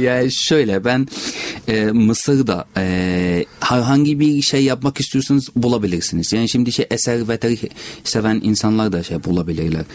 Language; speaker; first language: Turkish; non-native, learner; Arabic